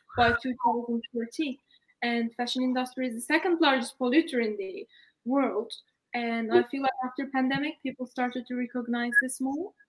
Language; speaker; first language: English; non-native, fluent; Turkish